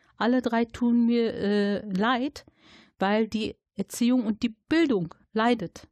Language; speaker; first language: German; native; German